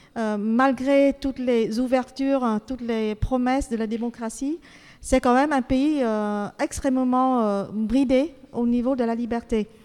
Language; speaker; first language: French; non-native, fluent; Vietnamese